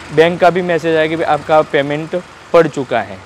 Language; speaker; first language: Hindi; non-native, local second language; Gujarati